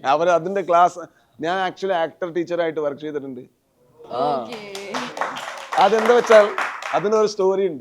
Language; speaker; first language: Malayalam; non-native, learner; Tulu